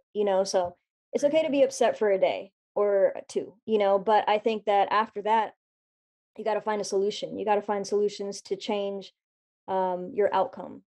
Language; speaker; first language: English; native; English